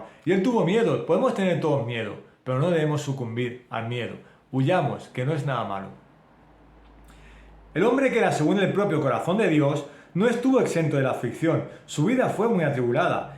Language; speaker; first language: Spanish; native; Spanish